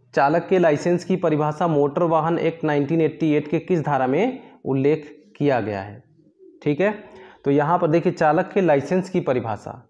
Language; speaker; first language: Hindi; native; Hindi